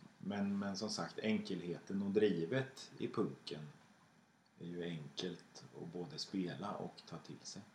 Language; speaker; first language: Swedish; native; Swedish